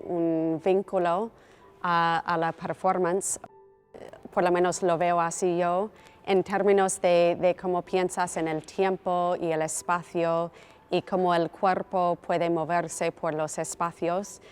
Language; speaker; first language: Spanish; non-native, fluent; English